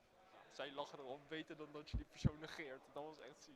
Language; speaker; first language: Dutch; native; Dutch